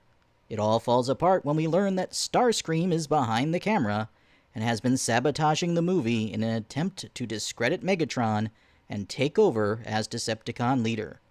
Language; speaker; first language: English; native; English